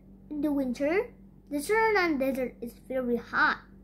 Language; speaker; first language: English; non-native, learner; Indonesian